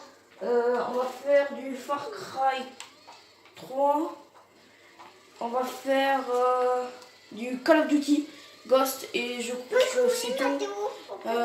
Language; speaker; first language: French; native; French